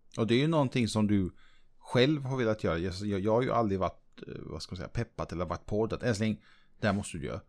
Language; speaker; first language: Swedish; native; Swedish